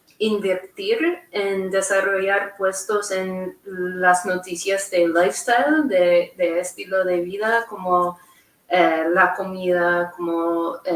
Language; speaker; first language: Spanish; non-native, fluent; English